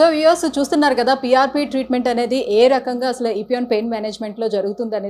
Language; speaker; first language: Telugu; native; Telugu